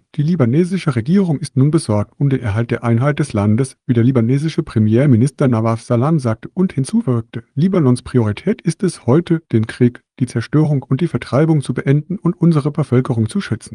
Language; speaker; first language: German; native; German